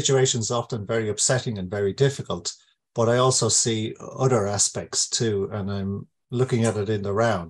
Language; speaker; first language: English; native; English